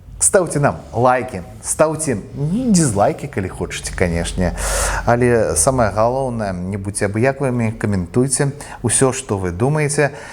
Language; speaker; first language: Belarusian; non-native, local second language; Russian